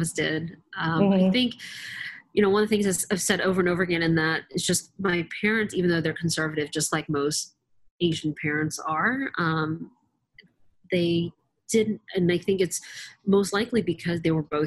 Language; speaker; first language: English; native; English